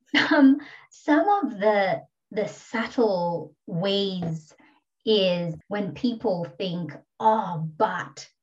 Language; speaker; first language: English; non-native, local second language; Kikuyu